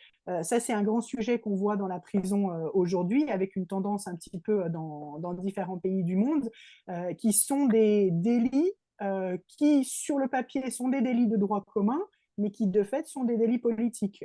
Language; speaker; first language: French; native; French